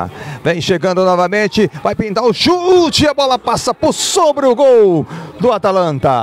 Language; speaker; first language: Portuguese; native; Portuguese